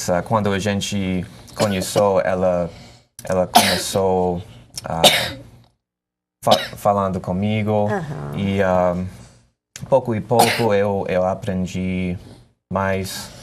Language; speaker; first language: Portuguese; non-native, learner; English